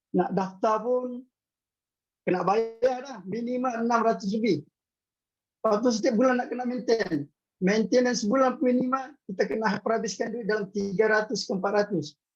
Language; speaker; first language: Malay; native; Malay